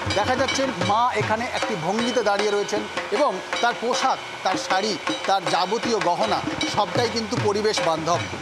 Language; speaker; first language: Bangla; native; Bangla